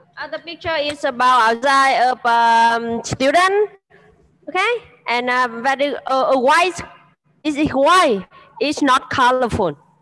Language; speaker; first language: English; non-native, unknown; Vietnamese